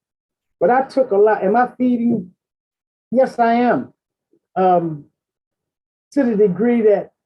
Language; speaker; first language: English; native; English